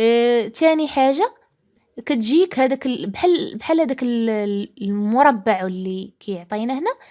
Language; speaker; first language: Arabic; native; Arabic